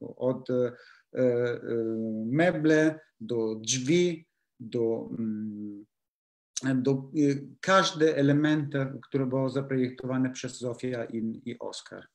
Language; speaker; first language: Polish; non-native, learner; Italian